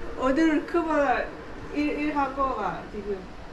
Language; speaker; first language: Korean; non-native, learner; Lao